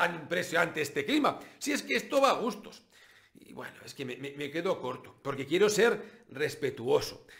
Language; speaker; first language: Spanish; native; Spanish